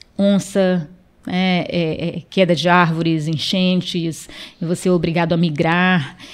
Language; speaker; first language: Portuguese; non-native, local second language; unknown